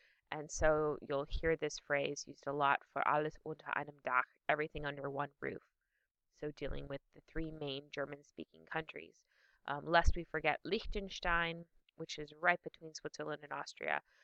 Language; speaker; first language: English; native; English